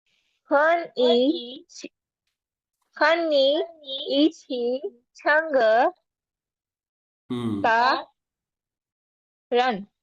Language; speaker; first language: Chinese; non-native, learner; Urdu